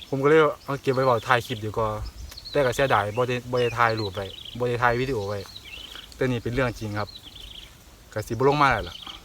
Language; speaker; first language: Thai; native; Thai